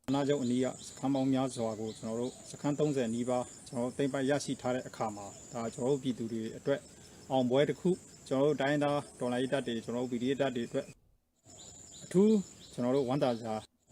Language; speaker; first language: Burmese; native; Burmese